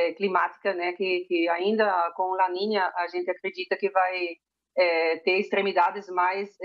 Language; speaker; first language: Portuguese; early bilingual, heritage; Spanish